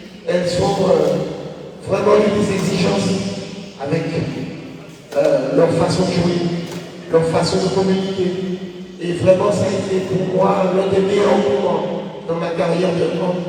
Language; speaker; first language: French; native; French